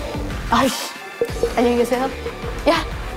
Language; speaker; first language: Korean; native; Korean